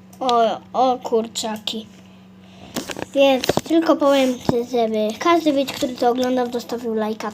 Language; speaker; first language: Polish; native; Polish